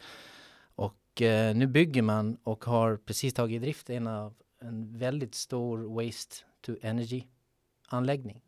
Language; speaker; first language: Swedish; native; Swedish